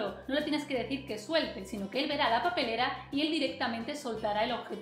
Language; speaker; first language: Spanish; native; Spanish